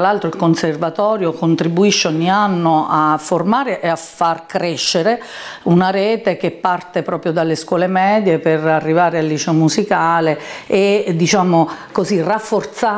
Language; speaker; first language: Italian; native; Italian